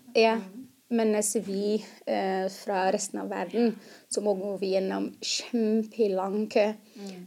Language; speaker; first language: Norwegian; non-native, fluent; Arabic